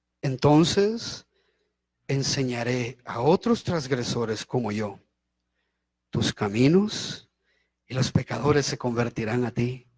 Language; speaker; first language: Spanish; native; Spanish